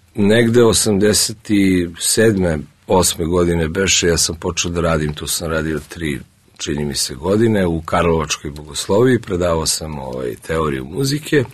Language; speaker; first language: Serbian; early bilingual, other home language; Russian